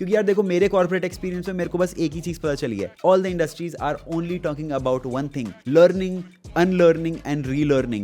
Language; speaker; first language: Hindi; native; Hindi